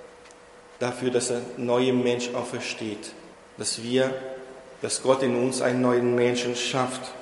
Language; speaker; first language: German; non-native, fluent; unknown